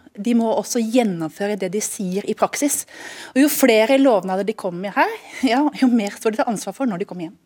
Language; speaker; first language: Norwegian; native; Norwegian